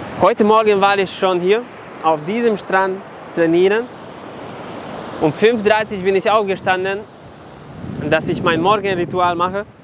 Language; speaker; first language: German; non-native, fluent; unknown